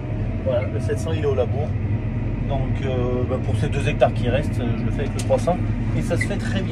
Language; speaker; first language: French; native; French